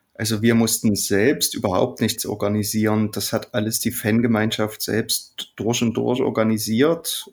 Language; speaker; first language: German; native; German